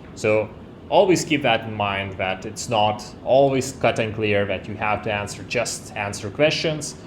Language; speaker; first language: English; non-native, fluent; Lithuanian